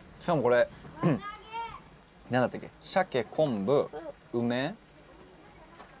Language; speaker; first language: Japanese; native; Japanese